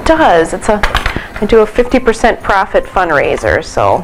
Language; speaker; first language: English; native; English